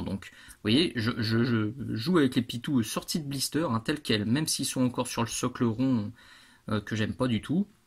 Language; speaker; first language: French; native; French